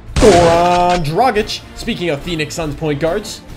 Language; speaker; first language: English; native; English